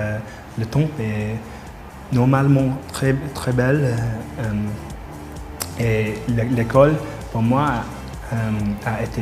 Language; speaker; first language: French; non-native, fluent; English